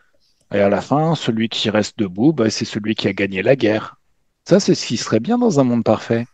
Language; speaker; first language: French; native; French